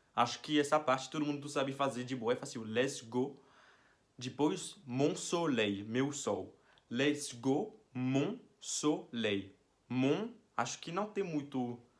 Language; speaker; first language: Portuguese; non-native, fluent; French